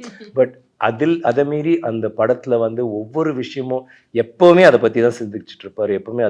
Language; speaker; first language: Tamil; native; Tamil